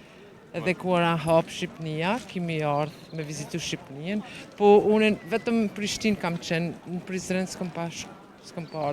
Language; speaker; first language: Albanian; early bilingual, heritage; Albanian